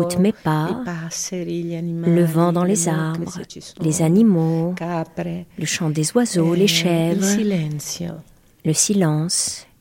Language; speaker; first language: French; non-native, learner; Spanish